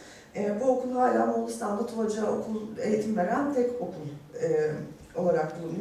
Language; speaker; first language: Turkish; native; Turkish